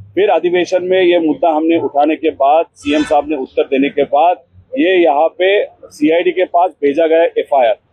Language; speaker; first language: Hindi; non-native, local second language; Marathi